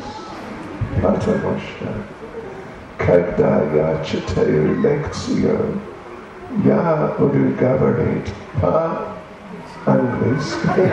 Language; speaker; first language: Russian; non-native, learner; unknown